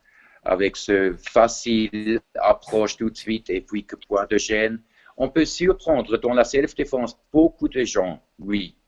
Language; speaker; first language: French; non-native, fluent; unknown